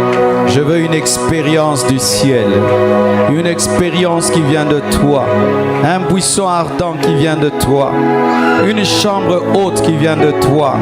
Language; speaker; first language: French; non-native, local second language; Lingala